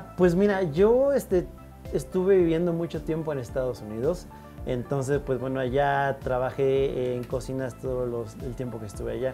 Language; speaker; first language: Spanish; native; Spanish